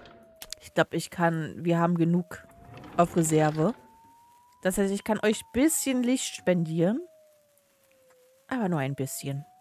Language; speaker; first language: German; native; German